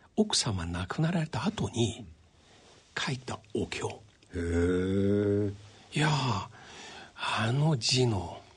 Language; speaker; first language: Japanese; non-native, fluent; Chinese